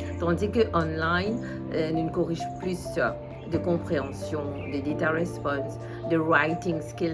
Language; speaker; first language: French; non-native, local second language; Morisyen